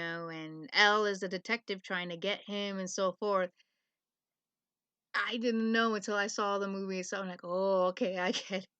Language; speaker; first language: English; native; English